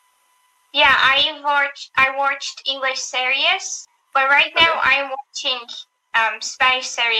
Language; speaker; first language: English; non-native, learner; Turkish